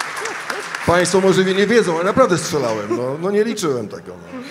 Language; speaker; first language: Polish; native; Polish